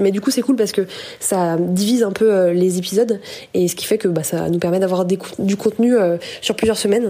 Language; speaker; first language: French; native; French